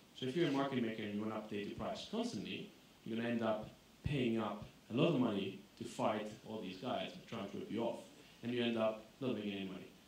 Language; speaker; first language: English; non-native, fluent; Greek